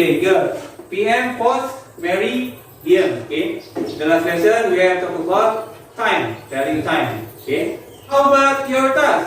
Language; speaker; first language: English; non-native, learner; Indonesian